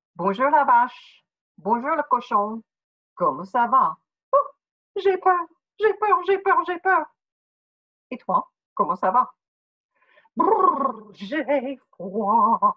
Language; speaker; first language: French; non-native, fluent; English